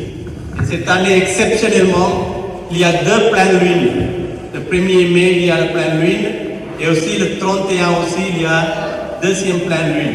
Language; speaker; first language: French; non-native, fluent; Sinhala